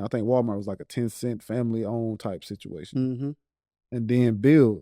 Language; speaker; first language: English; native; English